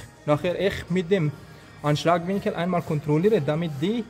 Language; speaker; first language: German; non-native, learner; Persian